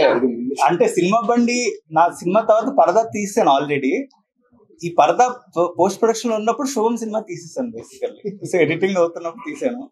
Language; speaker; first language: Telugu; native; Telugu